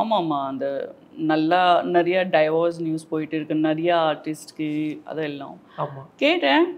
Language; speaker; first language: Tamil; non-native, learner; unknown